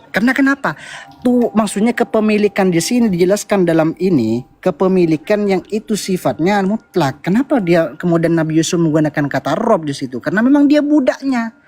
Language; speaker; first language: Indonesian; non-native, local second language; Madurese